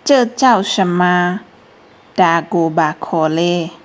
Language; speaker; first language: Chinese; non-native, fluent; Burmese